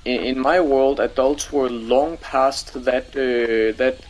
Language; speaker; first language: English; non-native, fluent; Danish